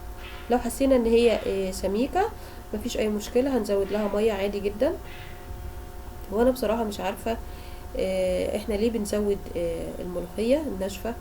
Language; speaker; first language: Arabic; native; Arabic